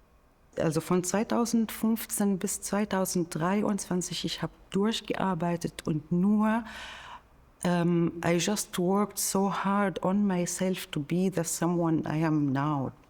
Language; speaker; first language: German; non-native, fluent; Arabic